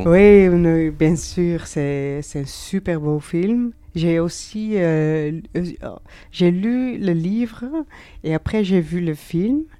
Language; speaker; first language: French; non-native, learner; Dutch